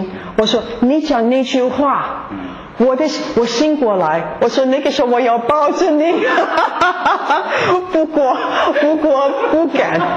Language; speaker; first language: Chinese; non-native, fluent; English